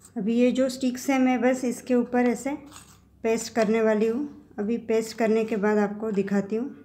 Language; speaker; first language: Hindi; non-native, local second language; Marathi